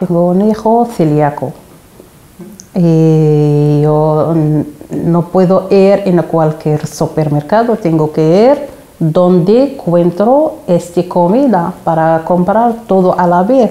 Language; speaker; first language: Spanish; non-native, learner; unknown